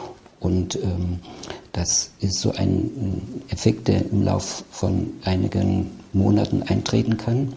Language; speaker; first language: German; native; German